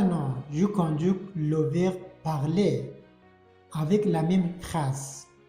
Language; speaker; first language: French; non-native, fluent; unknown